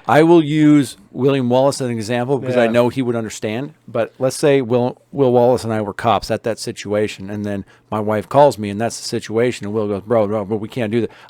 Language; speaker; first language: English; native; English